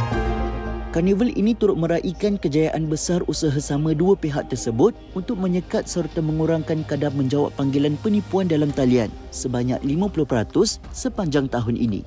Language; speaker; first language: Malay; native; Malay